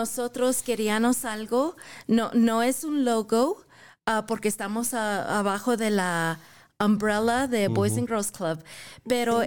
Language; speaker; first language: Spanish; early bilingual, heritage; English